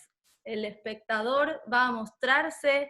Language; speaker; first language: Spanish; native; Spanish